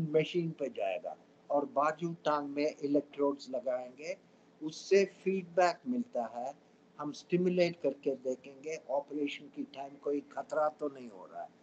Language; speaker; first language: Hindi; non-native, local second language; Tamil